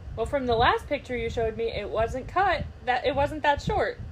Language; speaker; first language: English; native; English